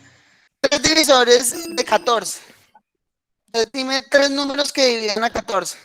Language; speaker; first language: Spanish; native; Spanish